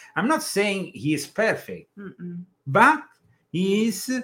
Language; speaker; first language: English; non-native, fluent; Italian